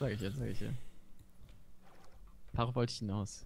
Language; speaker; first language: German; native; German